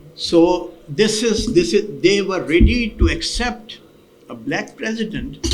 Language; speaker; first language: English; non-native, local second language; Urdu